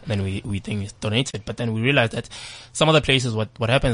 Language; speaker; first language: English; non-native, local second language; Zulu